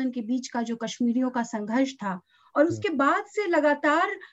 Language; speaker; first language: Hindi; native; Hindi